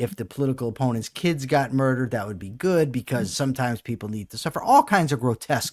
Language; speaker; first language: English; native; English